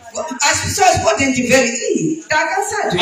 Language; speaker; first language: Portuguese; non-native, local second language; Shona